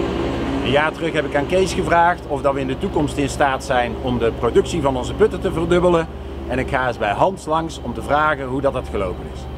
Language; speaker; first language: Dutch; native; Dutch